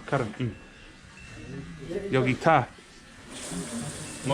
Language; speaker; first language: Korean; non-native, learner; English